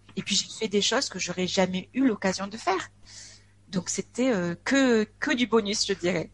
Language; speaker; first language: French; native; French